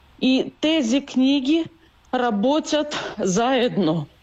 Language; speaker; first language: Bulgarian; non-native, learner; Ukrainian